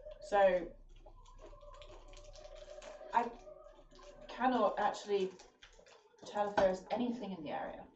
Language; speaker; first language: English; native; English